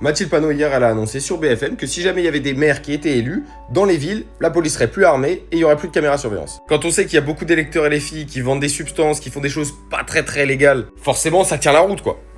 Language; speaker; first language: French; native; French